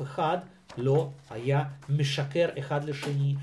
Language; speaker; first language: Hebrew; non-native, fluent; Russian